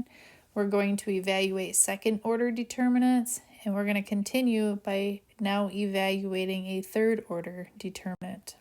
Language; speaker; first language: English; native; English